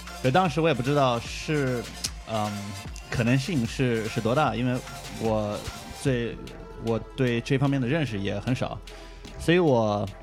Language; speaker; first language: Chinese; early bilingual, heritage; Chinese